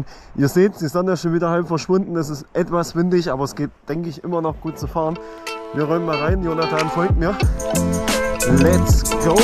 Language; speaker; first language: German; native; German